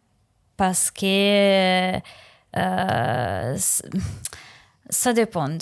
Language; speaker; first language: French; non-native, learner; Italian